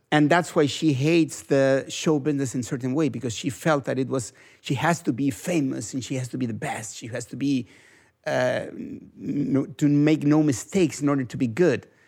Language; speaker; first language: English; non-native, fluent; Spanish